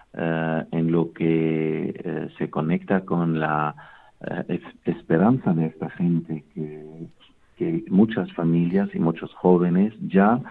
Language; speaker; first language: Spanish; non-native, fluent; Arabic